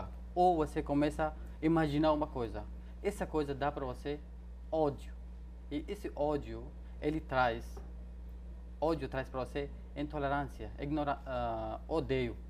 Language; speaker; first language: Portuguese; non-native, fluent; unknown